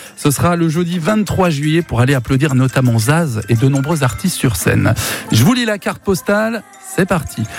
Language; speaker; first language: French; native; French